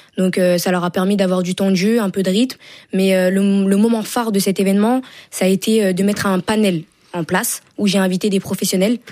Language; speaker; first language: French; early bilingual, other home language; Wolof